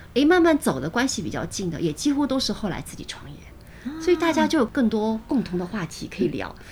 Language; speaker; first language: Chinese; native; Chinese